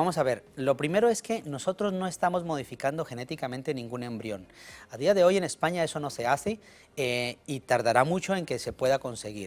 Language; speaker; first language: Spanish; native; Spanish